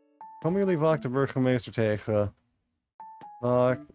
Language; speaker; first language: Dutch; non-native, learner; English